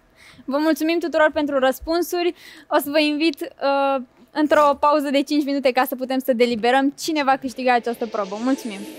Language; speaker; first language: Romanian; native; Romanian